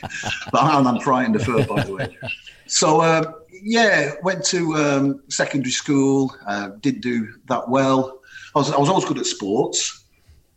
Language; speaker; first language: English; native; English